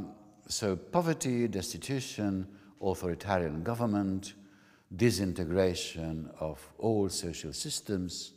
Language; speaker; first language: English; non-native, fluent; Hungarian